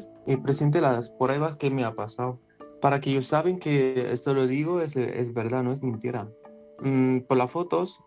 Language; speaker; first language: Spanish; non-native, learner; Arabic